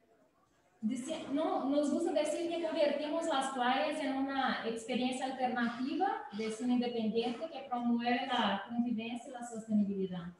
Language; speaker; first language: Spanish; non-native, fluent; Portuguese